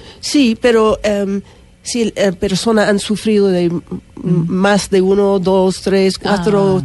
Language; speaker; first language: Spanish; non-native, learner; English